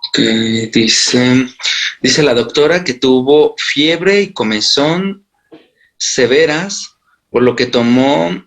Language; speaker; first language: Spanish; native; Spanish